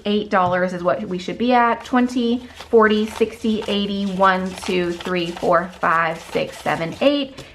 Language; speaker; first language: English; native; English